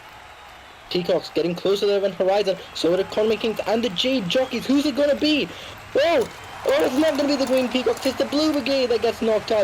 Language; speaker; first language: English; native; English